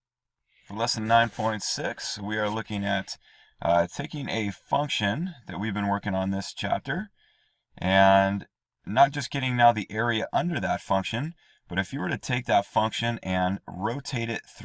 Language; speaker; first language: English; native; English